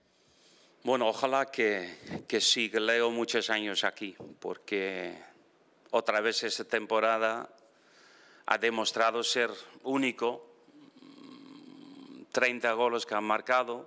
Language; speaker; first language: Spanish; non-native, fluent; Dutch